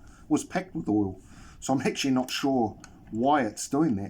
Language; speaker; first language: English; native; English